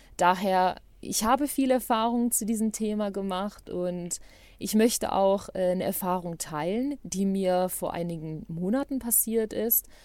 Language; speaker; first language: German; non-native, fluent; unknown